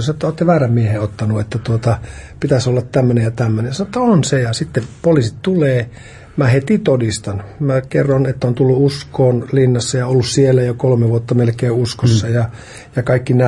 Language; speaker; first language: Finnish; native; Finnish